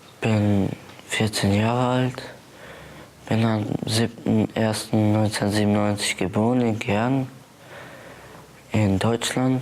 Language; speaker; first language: German; early bilingual, other home language; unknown